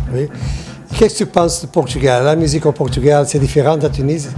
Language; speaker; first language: French; non-native, learner; Portuguese